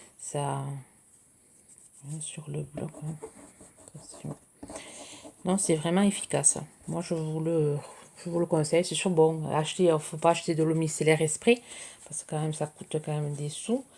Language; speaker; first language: French; native; French